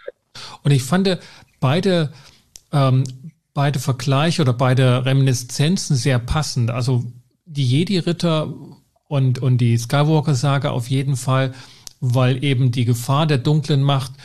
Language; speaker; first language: German; native; German